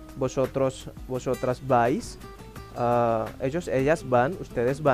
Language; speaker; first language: Spanish; non-native, fluent; Indonesian